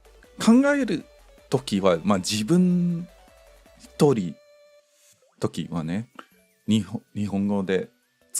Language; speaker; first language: Japanese; non-native, learner; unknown